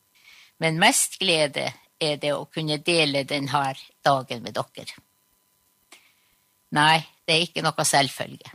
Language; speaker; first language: Norwegian; non-native, local second language; Northern Sami